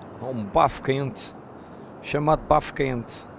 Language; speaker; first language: Portuguese; native; Portuguese